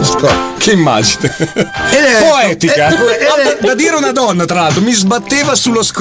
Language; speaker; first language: Italian; native; Italian